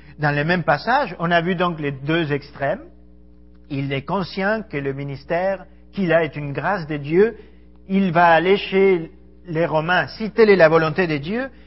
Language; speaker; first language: French; non-native, fluent; Spanish